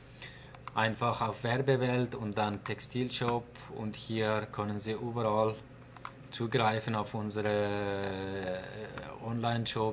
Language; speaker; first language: German; non-native, fluent; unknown